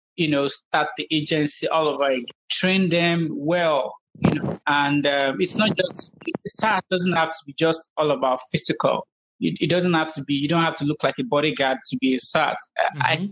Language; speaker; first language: English; non-native, local second language; Yoruba